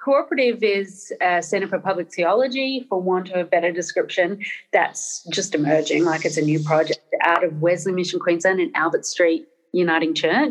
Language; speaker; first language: English; native; English